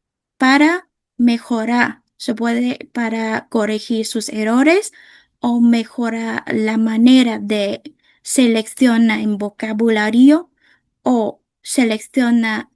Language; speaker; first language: Spanish; non-native, fluent; Vietnamese